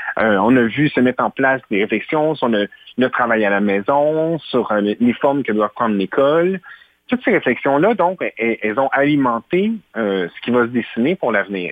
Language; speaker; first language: French; native; French